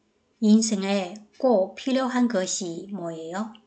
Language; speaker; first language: Korean; non-native, fluent; Chinese